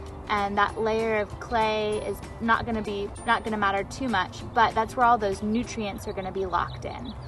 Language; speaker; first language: English; native; English